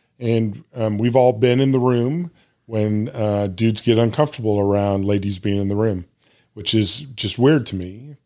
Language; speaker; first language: English; native; English